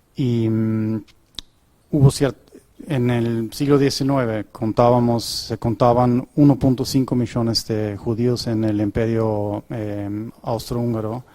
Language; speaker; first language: Spanish; non-native, fluent; German